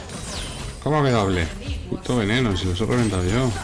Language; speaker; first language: Spanish; native; Spanish